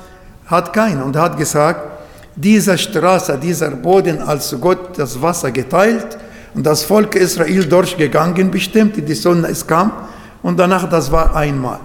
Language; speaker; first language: German; non-native, learner; Arabic